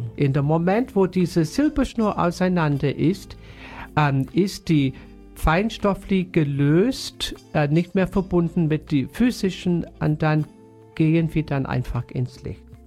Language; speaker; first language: German; non-native, fluent; English